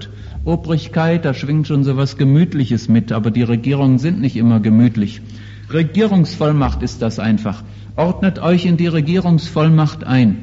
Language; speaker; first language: German; native; German